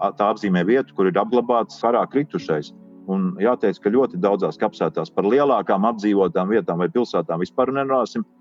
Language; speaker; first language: Latvian; native; Latvian